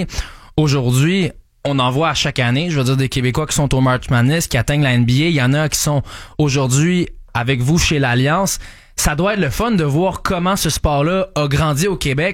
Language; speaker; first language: French; native; French